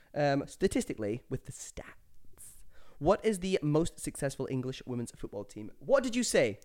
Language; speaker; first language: English; native; English